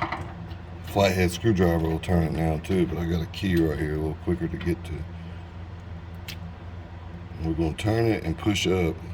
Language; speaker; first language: English; native; English